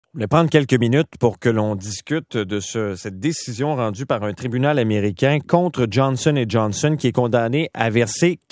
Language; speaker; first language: French; native; French